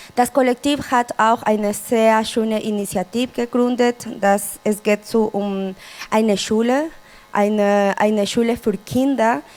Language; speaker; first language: German; non-native, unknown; Spanish